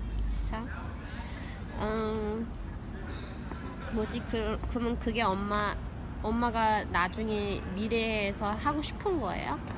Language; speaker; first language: Korean; early bilingual, heritage; English